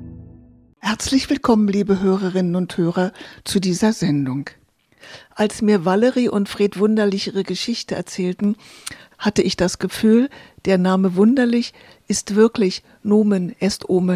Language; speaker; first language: German; native; German